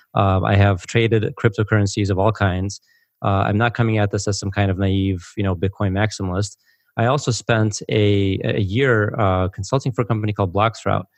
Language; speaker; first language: English; native; English